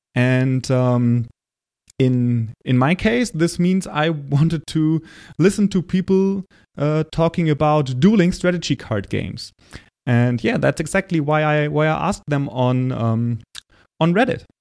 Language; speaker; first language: English; non-native, fluent; German